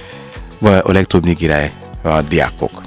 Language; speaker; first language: Hungarian; non-native, learner; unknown